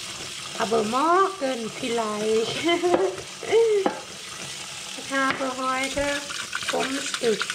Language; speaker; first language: German; non-native, learner; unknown